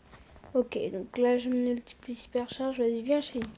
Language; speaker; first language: French; native; French